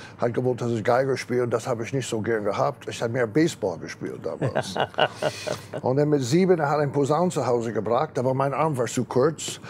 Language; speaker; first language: German; non-native, fluent; English